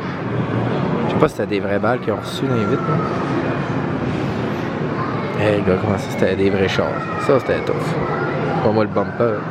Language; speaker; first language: French; native; French